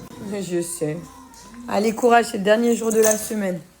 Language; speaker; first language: French; native; French